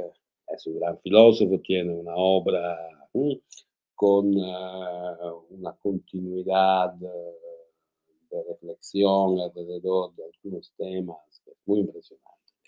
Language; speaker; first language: Spanish; non-native, fluent; Italian